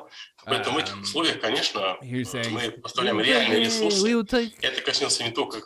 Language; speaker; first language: Russian; native; Russian